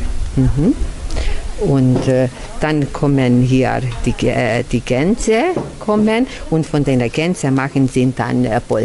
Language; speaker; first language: German; non-native, local second language; Hungarian